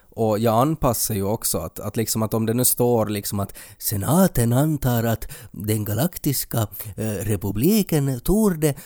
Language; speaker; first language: Swedish; native; Swedish